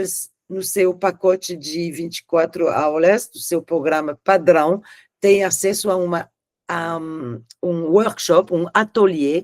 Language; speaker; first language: Portuguese; non-native, fluent; French